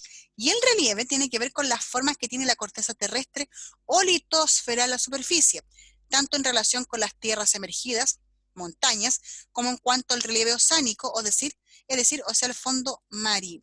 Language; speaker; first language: Spanish; native; Spanish